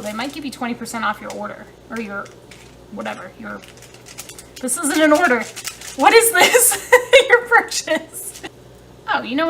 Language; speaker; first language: English; native; English